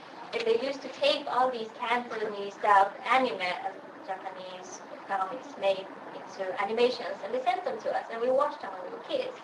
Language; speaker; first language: English; non-native, fluent; Swedish